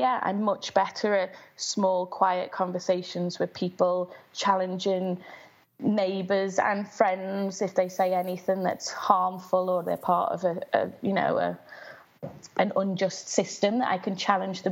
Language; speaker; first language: English; native; English